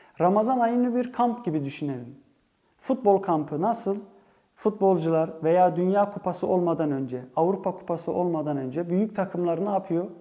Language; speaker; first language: Turkish; early bilingual, heritage; Turkish